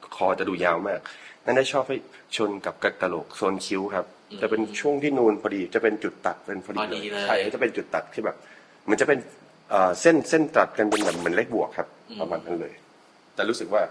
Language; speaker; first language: Thai; native; Thai